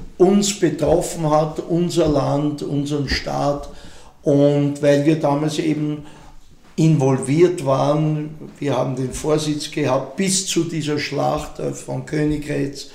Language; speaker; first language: German; native; German